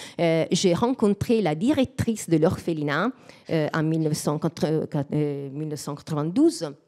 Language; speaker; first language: French; non-native, fluent; Italian